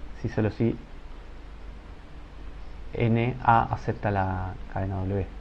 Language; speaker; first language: Spanish; native; Spanish